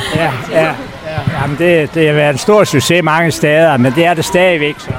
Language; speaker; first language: Danish; native; Danish